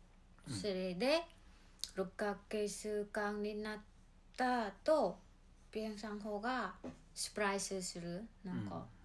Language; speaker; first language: Japanese; non-native, learner; Mongolian